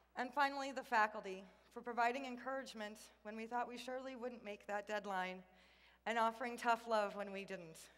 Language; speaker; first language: English; native; English